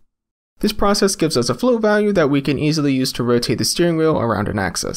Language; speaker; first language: English; native; English